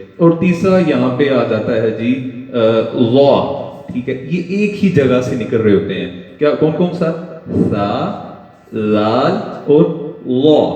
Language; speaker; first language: Urdu; non-native, local second language; Punjabi